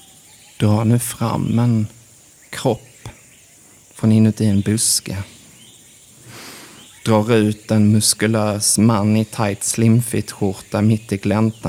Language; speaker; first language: Swedish; native; Swedish